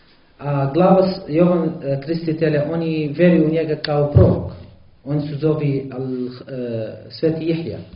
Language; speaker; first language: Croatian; non-native, learner; Arabic